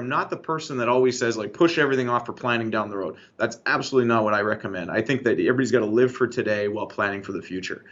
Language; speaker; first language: English; native; English